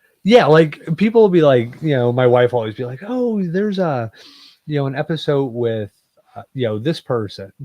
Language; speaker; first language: English; native; English